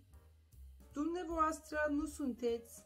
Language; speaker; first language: Romanian; non-native, fluent; Turkish